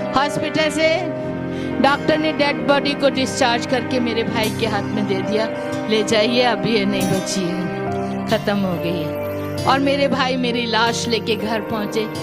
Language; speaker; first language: Hindi; native; Hindi